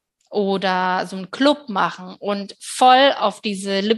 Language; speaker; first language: German; native; German